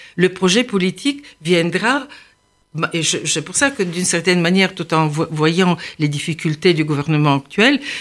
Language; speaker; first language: French; non-native, fluent; Bulgarian